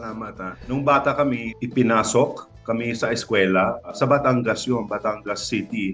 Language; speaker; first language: Filipino; non-native, local second language; English